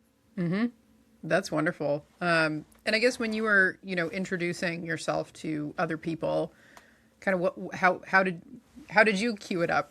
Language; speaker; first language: English; native; English